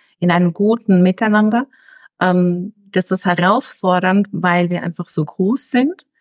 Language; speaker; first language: German; early bilingual, other home language; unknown